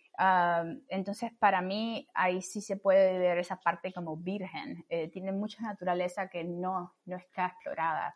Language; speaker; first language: Spanish; native; Spanish